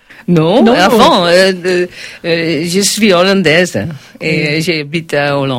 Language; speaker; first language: French; non-native, learner; Dutch